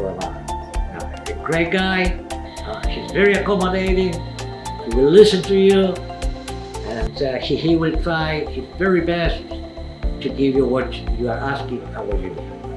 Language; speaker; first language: English; non-native, local second language; Spanish